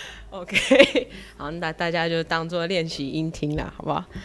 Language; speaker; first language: Chinese; native; Chinese